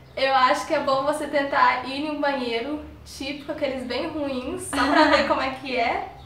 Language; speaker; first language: Portuguese; early bilingual, heritage; Portuguese